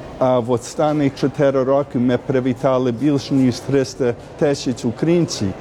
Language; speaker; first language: Ukrainian; early bilingual, heritage; Ukrainian